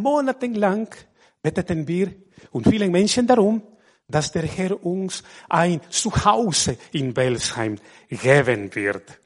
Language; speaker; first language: German; non-native, fluent; Spanish